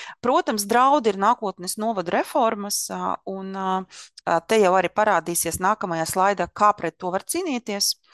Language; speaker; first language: Latvian; non-native, local second language; Russian